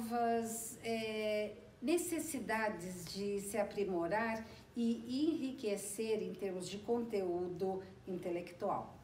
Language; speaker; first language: Portuguese; native; Portuguese